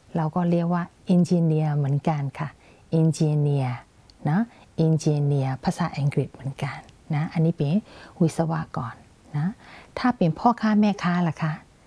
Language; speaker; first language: Thai; non-native, fluent; Burmese